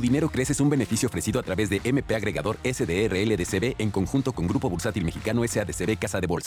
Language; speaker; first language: Spanish; native; Spanish